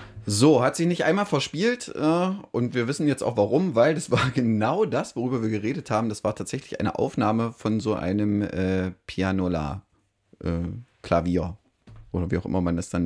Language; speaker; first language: German; native; German